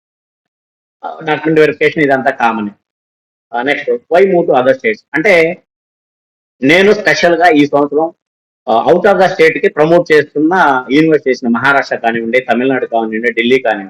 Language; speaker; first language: Telugu; native; Telugu